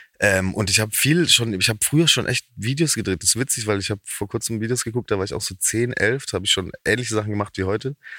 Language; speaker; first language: German; native; German